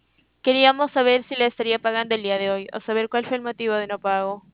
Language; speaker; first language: Spanish; native; Spanish